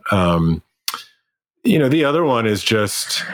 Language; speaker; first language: English; native; English